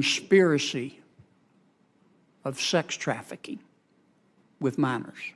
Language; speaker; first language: English; native; English